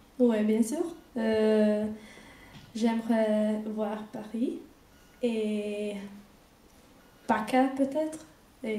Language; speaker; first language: French; non-native, learner; Hungarian